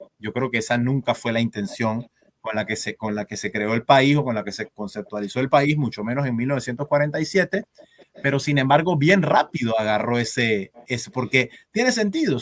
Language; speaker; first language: Spanish; native; Spanish